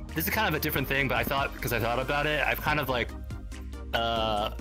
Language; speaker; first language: English; native; English